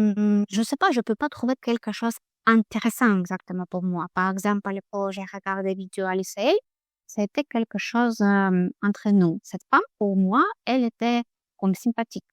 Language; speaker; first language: French; non-native, learner; Russian